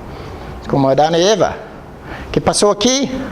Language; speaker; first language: Spanish; non-native, fluent; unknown